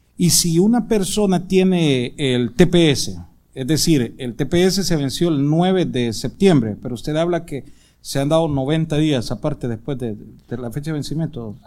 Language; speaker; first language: Spanish; native; Spanish